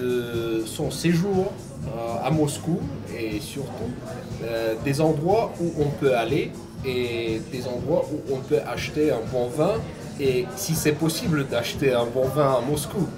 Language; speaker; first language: French; non-native, fluent; Russian